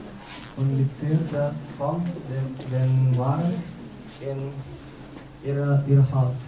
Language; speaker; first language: German; non-native, learner; Indonesian